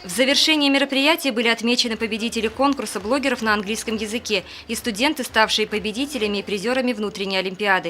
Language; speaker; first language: Russian; native; Russian